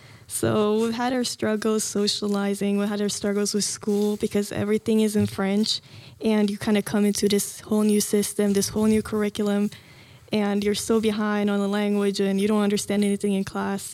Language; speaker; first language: English; non-native, fluent; Norwegian